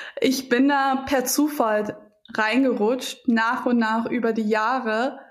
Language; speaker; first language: German; early bilingual, other home language; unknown